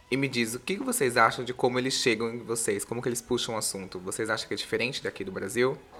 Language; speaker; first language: Portuguese; native; Portuguese